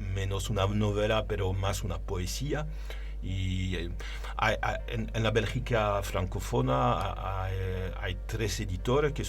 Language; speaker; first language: Spanish; non-native, learner; French